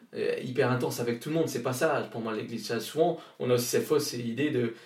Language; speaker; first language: French; native; French